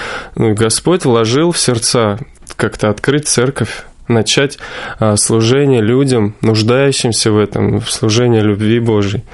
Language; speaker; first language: Russian; native; Russian